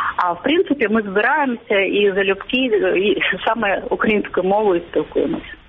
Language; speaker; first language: Ukrainian; non-native, local second language; Russian